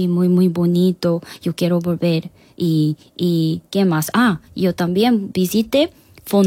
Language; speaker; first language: Spanish; non-native, learner; Korean